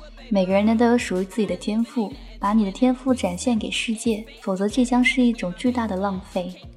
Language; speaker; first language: Chinese; native; Chinese